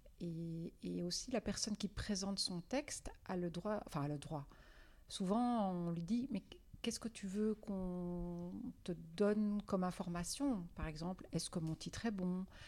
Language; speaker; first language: French; native; French